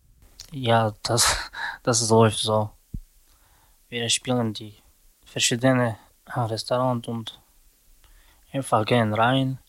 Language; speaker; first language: German; non-native, learner; Slovak